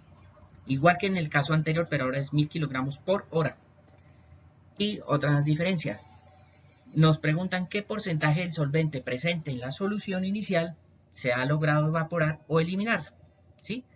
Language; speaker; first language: Spanish; native; Spanish